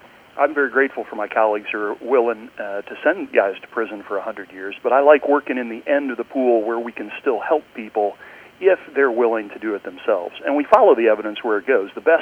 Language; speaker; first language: English; native; English